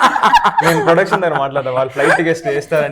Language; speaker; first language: Telugu; non-native, local second language; Tamil